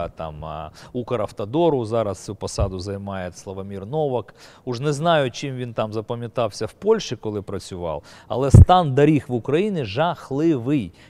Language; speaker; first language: Ukrainian; native; Ukrainian